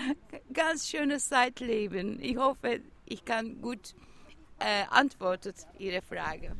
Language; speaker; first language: German; non-native, learner; Turkish